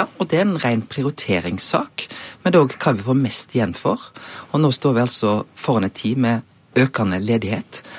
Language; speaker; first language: Norwegian; native; Norwegian